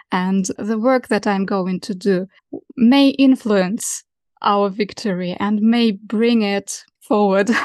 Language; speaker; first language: English; non-native, fluent; Russian